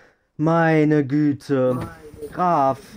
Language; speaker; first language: German; native; German